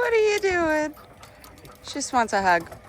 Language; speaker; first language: English; native; English